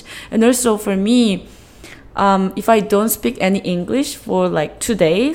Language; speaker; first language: English; non-native, fluent; Korean